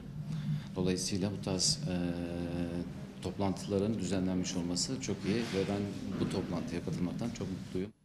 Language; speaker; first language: Turkish; native; Turkish